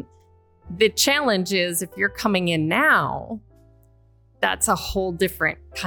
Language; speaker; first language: English; native; English